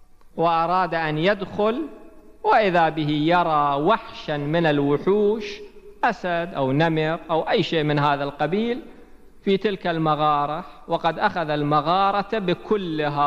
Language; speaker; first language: Arabic; native; Arabic